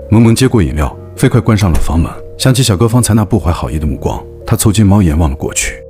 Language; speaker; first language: Chinese; native; Chinese